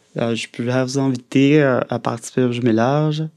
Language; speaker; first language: French; non-native, fluent; Portuguese